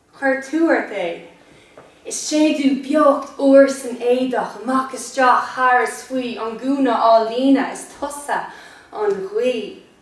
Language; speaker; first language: Irish; non-native, local second language; English